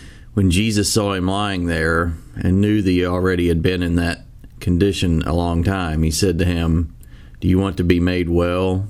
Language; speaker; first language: English; native; English